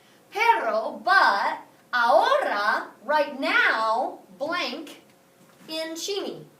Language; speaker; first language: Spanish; non-native, fluent; English